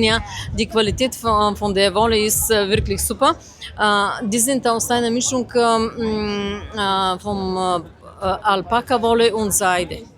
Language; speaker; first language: German; non-native, fluent; Bulgarian